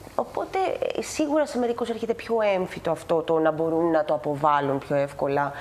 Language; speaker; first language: Greek; early bilingual, other home language; Spanish